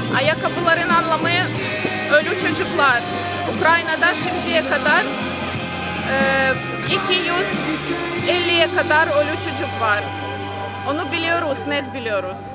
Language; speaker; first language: Turkish; non-native, fluent; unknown